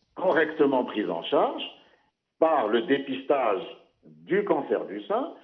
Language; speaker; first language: French; non-native, local second language; Arabic